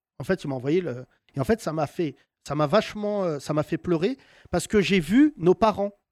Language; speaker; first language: French; native; French